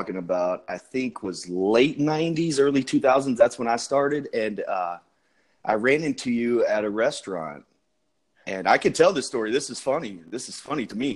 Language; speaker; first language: English; native; English